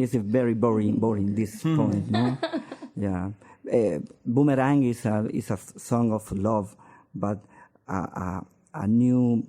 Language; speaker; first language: English; non-native, learner; Spanish